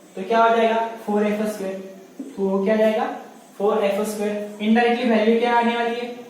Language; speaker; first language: Hindi; non-native, local second language; Marathi